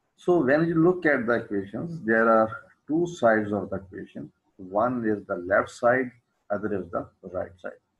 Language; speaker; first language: English; non-native, local second language; Urdu